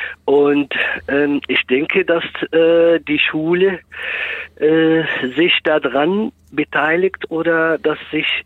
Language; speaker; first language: German; non-native, fluent; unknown